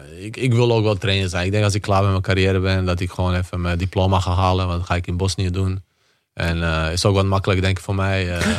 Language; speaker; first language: Dutch; early bilingual, other home language; Bosnian